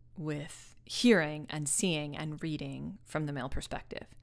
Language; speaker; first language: English; native; English